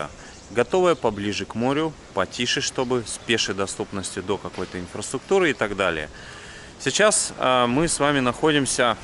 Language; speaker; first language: Russian; native; Russian